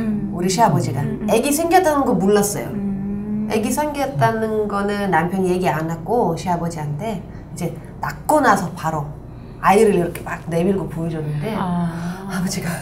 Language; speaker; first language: Korean; non-native, local second language; Uzbek